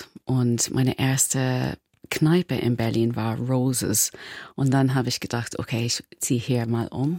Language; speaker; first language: German; non-native, learner; English